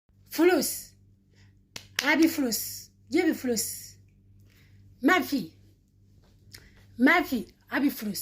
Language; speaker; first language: Arabic; non-native, learner; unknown